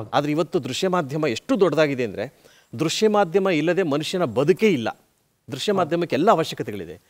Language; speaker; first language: Kannada; native; Kannada